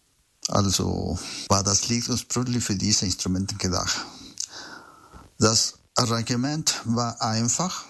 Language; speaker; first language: German; non-native, fluent; Spanish